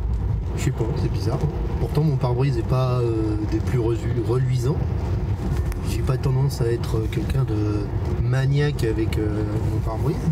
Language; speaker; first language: French; native; French